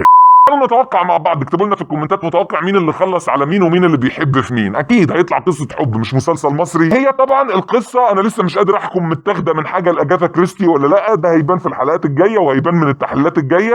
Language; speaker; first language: Arabic; native; Arabic